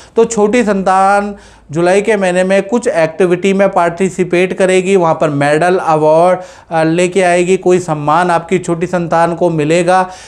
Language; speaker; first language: Hindi; non-native, local second language; Gujarati